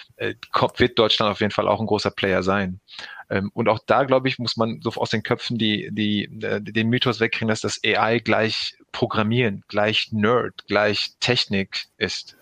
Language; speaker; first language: German; early bilingual, other home language; Turkish